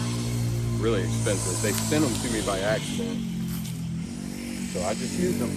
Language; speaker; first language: English; native; English